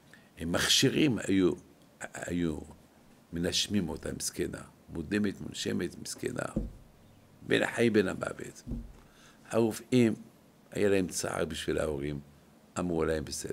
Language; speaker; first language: Hebrew; non-native, fluent; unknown